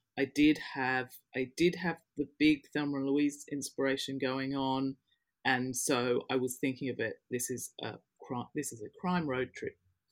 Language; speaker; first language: English; native; English